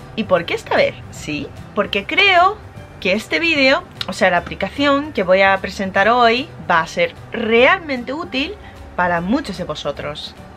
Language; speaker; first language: Spanish; non-native, fluent; Japanese